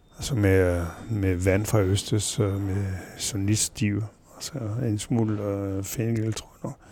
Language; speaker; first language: Danish; non-native, fluent; French